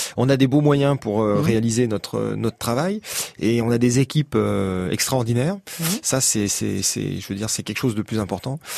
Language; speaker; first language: French; native; French